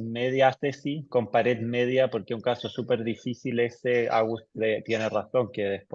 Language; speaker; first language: Spanish; native; Spanish